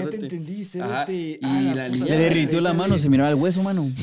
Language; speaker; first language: Spanish; native; Spanish